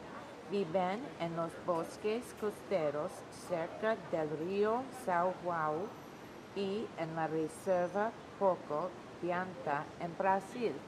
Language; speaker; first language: Spanish; non-native, learner; English